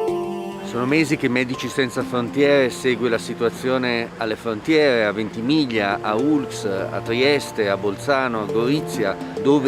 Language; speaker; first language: Italian; native; Italian